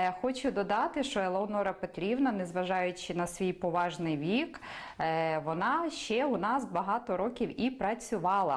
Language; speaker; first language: Ukrainian; native; Ukrainian